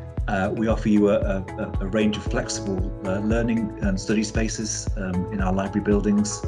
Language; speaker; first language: English; native; English